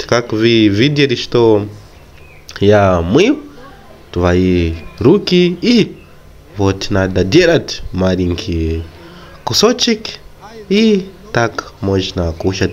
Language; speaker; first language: Russian; non-native, fluent; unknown